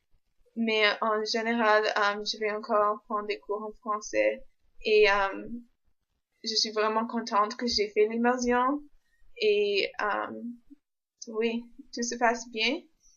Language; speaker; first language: French; non-native, local second language; English